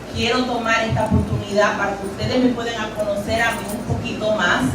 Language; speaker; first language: Spanish; early bilingual, heritage; Spanish